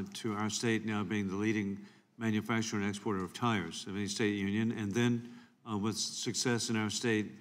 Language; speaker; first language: English; native; English